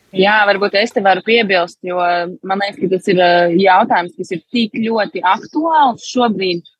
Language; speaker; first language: Latvian; early bilingual, heritage; Latvian